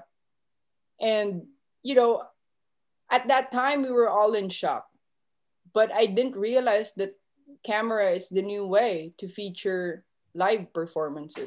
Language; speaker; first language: English; non-native, local second language; Filipino